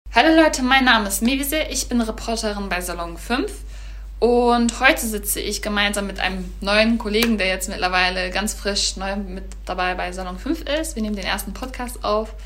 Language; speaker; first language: German; early bilingual, other home language; Turkish